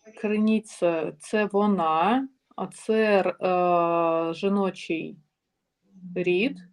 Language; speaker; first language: Ukrainian; non-native, learner; Russian